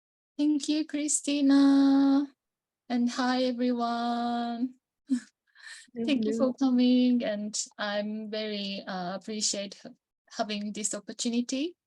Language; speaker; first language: English; non-native, learner; Japanese